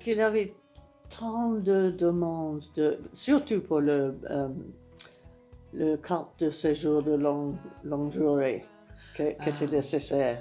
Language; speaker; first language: French; non-native, fluent; English